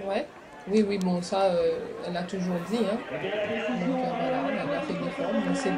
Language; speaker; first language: French; native; French